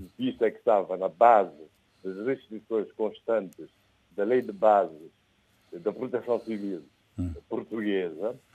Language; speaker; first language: Portuguese; non-native, local second language; Kabuverdianu